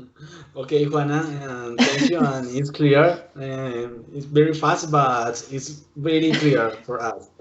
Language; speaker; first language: English; non-native, learner; Spanish